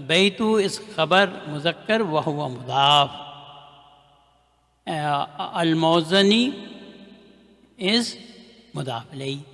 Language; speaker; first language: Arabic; non-native, learner; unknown